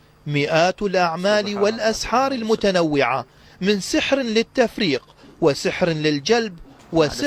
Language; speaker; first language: Arabic; native; Arabic